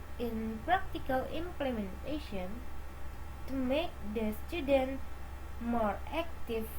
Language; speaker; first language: English; non-native, learner; Indonesian